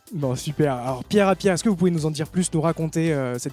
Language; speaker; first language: French; native; French